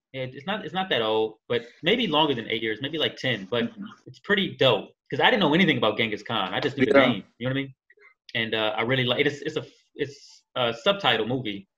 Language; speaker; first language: English; native; English